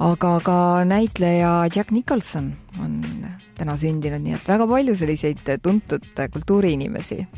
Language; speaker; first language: Estonian; native; Estonian